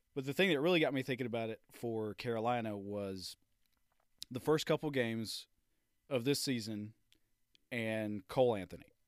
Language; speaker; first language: English; native; English